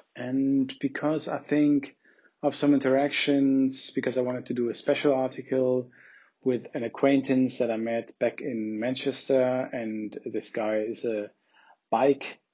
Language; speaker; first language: English; non-native, fluent; German